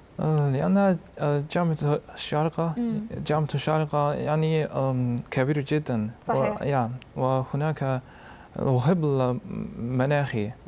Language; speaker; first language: Arabic; non-native, learner; Chinese